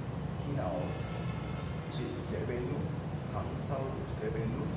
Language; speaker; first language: Vietnamese; non-native, learner; Japanese